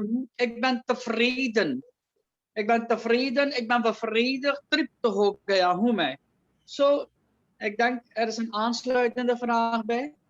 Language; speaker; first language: Dutch; non-native, local second language; Caribbean Hindustani